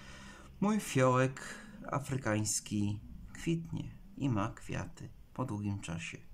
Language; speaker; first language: Polish; native; Polish